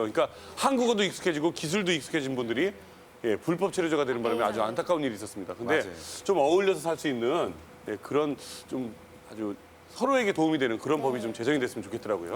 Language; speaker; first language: Korean; native; Korean